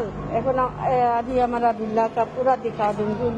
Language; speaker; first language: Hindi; non-native, learner; Bangla